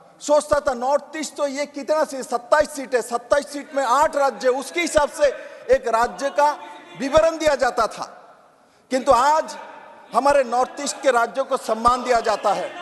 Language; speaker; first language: Hindi; non-native, local second language; Bangla